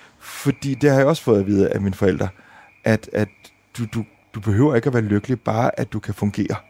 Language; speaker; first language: Danish; early bilingual, other home language; Indonesian